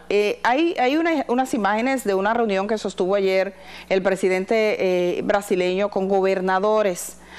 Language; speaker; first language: Spanish; native; Spanish